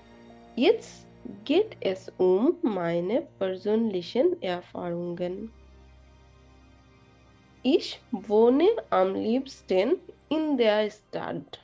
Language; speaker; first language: German; non-native, learner; Bangla